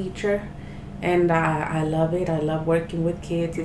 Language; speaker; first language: English; early bilingual, other home language; Spanish